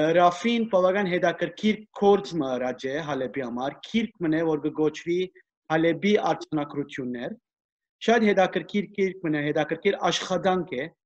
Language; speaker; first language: Armenian; early bilingual, heritage; Armenian